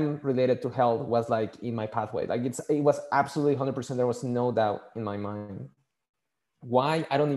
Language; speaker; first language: English; non-native, fluent; Spanish